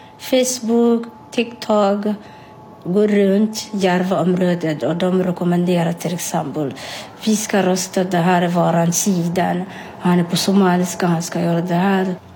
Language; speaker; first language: Swedish; non-native, learner; Somali